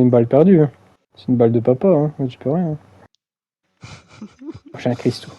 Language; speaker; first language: French; native; French